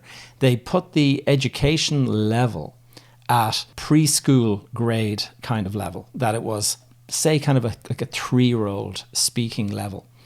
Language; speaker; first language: English; native; English